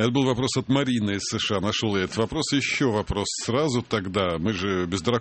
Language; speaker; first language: Russian; native; Russian